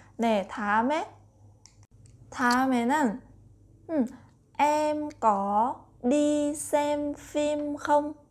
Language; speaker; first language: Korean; non-native, learner; Vietnamese